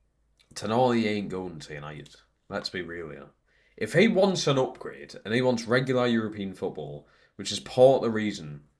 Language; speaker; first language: English; native; English